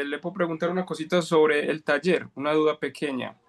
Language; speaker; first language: Spanish; native; Spanish